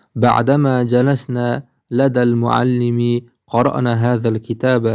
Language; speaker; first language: Arabic; non-native, fluent; Uzbek